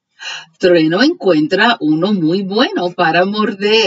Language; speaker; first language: Spanish; early bilingual, heritage; Spanish